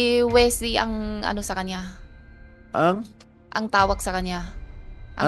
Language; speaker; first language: Filipino; early bilingual, other home language; Chinese